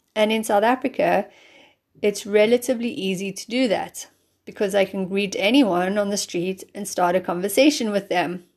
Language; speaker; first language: English; native; English